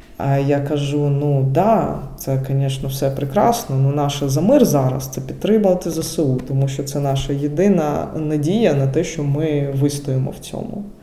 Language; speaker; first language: Ukrainian; non-native, local second language; Russian